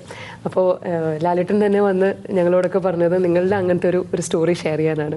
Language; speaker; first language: Malayalam; native; Malayalam